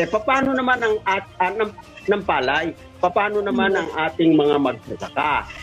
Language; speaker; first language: Filipino; non-native, local second language; Pampanga